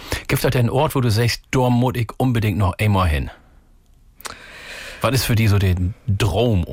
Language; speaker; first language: German; native; German